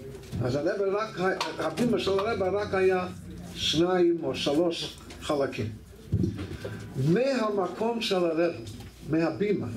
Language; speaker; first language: Hebrew; non-native, fluent; English